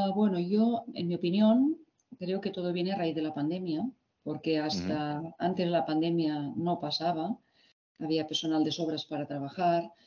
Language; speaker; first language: Spanish; native; Spanish